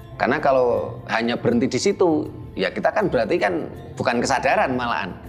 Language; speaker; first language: Indonesian; native; Indonesian